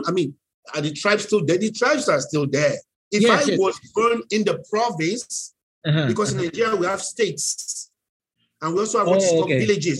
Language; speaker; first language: English; non-native, local second language; Yoruba